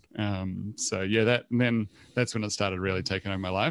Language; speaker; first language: English; native; English